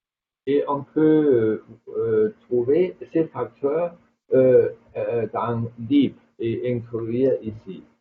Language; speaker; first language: French; non-native, fluent; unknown